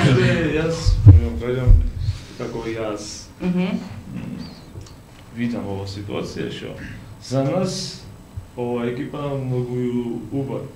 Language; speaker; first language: Macedonian; non-native, learner; Georgian